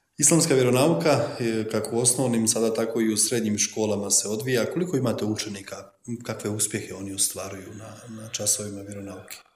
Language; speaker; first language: Croatian; native; Croatian